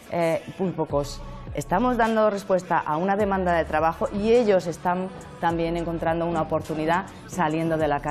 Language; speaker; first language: Spanish; native; Spanish